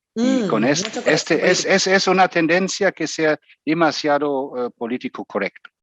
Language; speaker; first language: Spanish; non-native, fluent; German